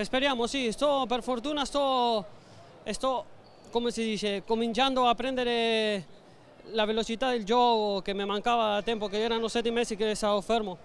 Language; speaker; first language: Italian; non-native, learner; Spanish